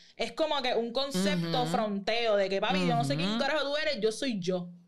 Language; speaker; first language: Spanish; native; Spanish